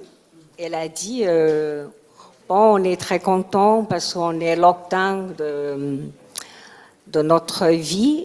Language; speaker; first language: French; non-native, learner; Chinese